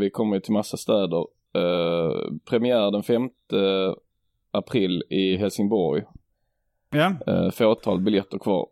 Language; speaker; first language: Swedish; native; Swedish